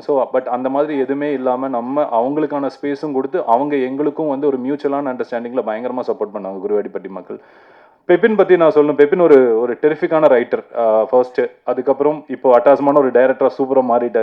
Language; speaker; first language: Tamil; native; Tamil